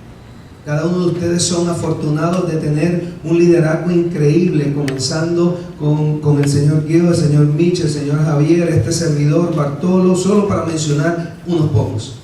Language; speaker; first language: Spanish; native; Spanish